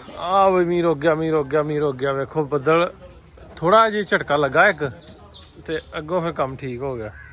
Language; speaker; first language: Punjabi; native; Punjabi